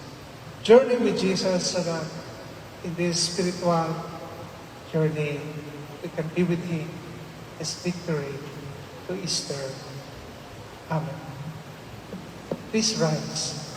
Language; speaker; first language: English; non-native, local second language; Filipino